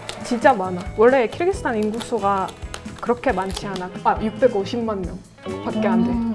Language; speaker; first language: Korean; non-native, fluent; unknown